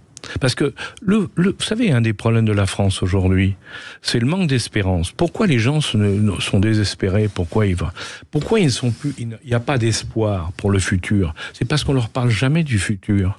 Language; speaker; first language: French; native; French